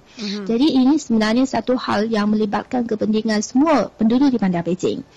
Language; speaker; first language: Malay; non-native, fluent; Chinese